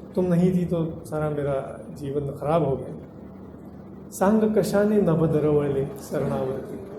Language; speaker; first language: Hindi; non-native, local second language; Marathi